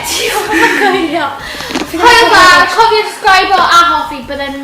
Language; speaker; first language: Welsh; native; Welsh